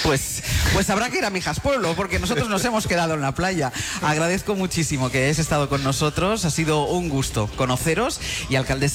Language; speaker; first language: Spanish; native; Spanish